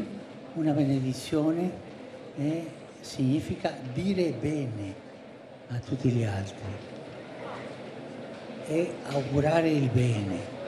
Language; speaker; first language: Italian; early bilingual, heritage; Spanish